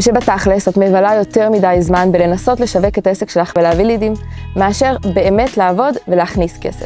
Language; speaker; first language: Hebrew; native; Hebrew